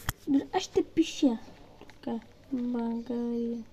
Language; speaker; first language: Bulgarian; early bilingual, heritage; Bulgarian